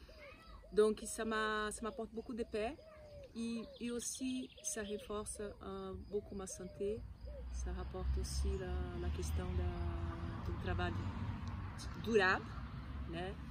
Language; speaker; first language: French; non-native, fluent; Portuguese